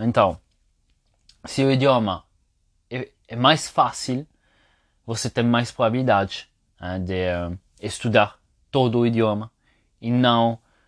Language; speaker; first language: Portuguese; non-native, fluent; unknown